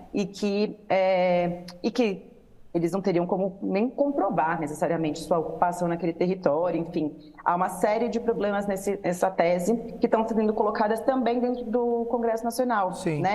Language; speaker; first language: Portuguese; native; Portuguese